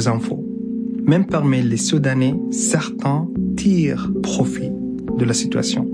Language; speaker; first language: French; non-native, fluent; Arabic